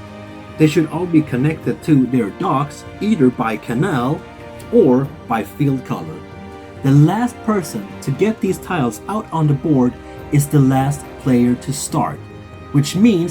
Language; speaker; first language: English; non-native, fluent; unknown